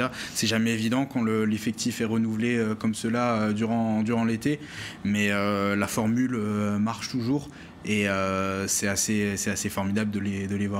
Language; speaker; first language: French; native; French